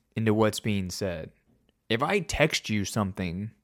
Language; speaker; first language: English; native; English